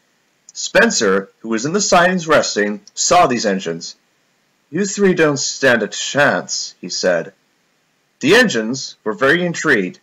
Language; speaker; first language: English; native; English